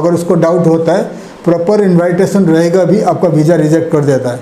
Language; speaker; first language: Hindi; non-native, local second language; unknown